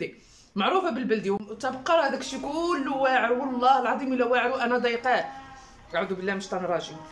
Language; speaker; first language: Arabic; native; Arabic